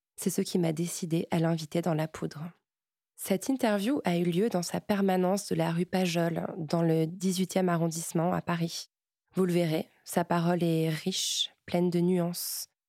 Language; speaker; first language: French; native; French